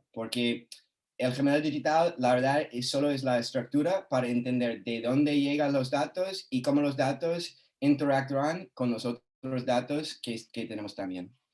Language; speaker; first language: Spanish; non-native, fluent; English